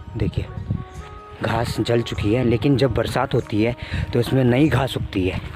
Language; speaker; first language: Hindi; non-native, local second language; Garhwali